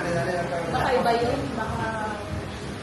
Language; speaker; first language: Filipino; non-native, learner; Nepali